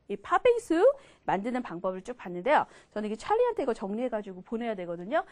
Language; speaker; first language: Korean; native; Korean